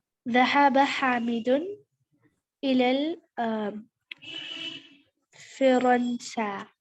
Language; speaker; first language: Arabic; non-native, learner; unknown